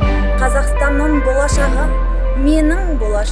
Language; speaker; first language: Kazakh; non-native, local second language; Russian